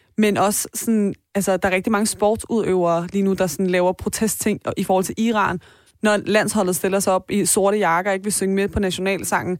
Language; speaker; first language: Danish; early bilingual, other home language; Persian